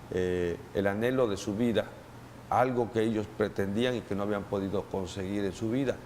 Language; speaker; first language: Spanish; native; Spanish